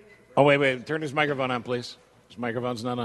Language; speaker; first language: English; native; English